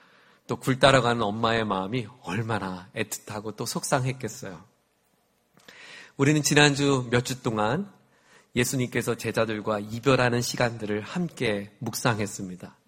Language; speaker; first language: Korean; native; Korean